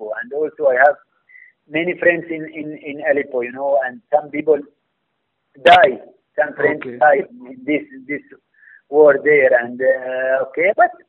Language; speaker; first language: English; non-native, learner; Arabic